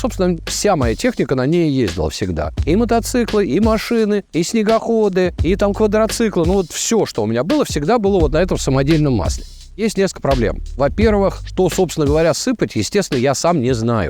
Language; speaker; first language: Russian; native; Russian